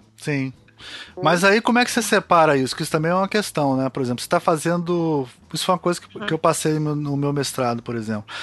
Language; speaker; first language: Portuguese; native; Portuguese